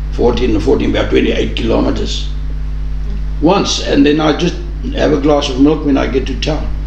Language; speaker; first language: English; non-native, local second language; Afrikaans